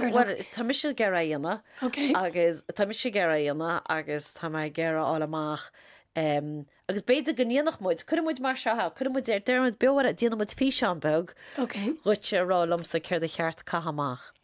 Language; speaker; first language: Irish; native; Irish